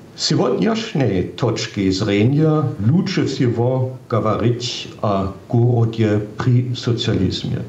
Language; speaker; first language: Russian; non-native, fluent; German